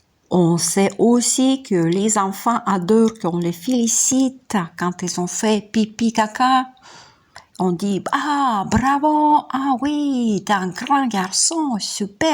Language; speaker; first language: French; non-native, fluent; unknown